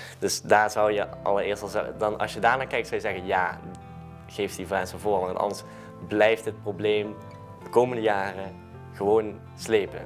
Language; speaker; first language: Dutch; native; Dutch